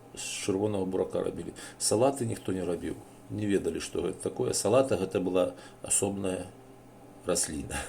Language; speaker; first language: Belarusian; native; Belarusian